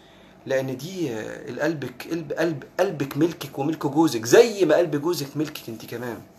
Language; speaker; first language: Arabic; native; Arabic